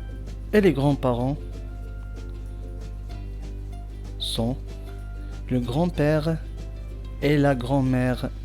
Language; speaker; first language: French; non-native, local second language; Arabic